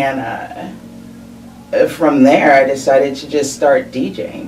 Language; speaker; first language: English; native; English